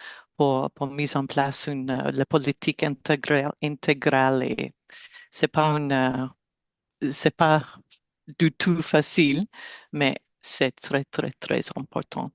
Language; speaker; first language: French; non-native, learner; English